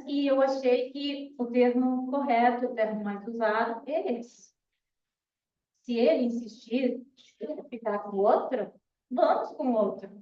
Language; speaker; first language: Portuguese; non-native, fluent; Spanish